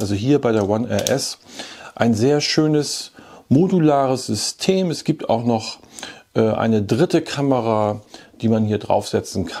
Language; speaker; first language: German; native; German